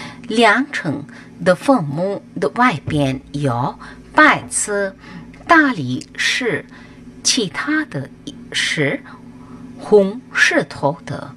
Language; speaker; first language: Chinese; non-native, fluent; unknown